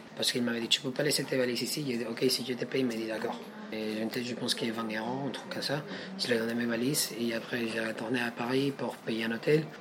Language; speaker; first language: French; non-native, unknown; Spanish